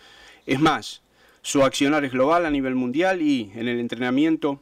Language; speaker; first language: Spanish; native; Spanish